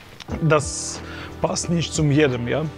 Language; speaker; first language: German; non-native, fluent; Russian